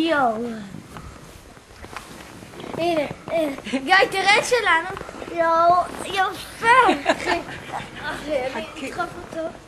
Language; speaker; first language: Hebrew; early bilingual, heritage; Hebrew